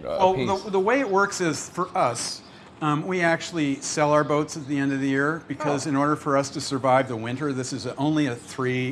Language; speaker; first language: English; native; English